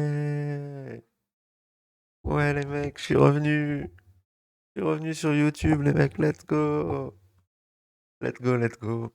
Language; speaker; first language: French; native; French